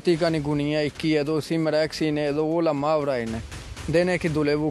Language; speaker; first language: Greek; non-native, learner; Urdu